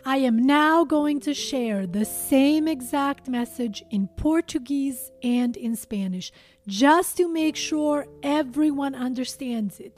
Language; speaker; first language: English; non-native, fluent; Albanian